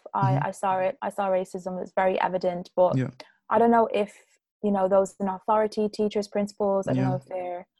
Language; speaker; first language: English; native; English